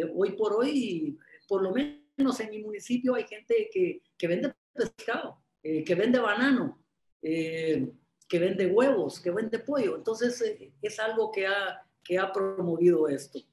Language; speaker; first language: Spanish; native; Spanish